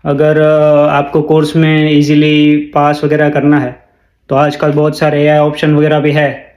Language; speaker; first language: Hindi; non-native, local second language; Gujarati